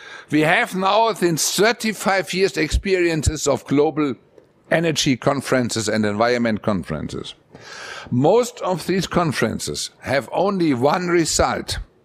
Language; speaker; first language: English; non-native, fluent; German